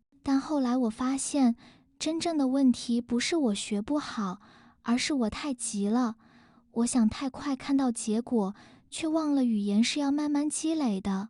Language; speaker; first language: Chinese; non-native, fluent; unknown